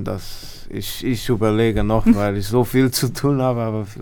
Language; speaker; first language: German; non-native, fluent; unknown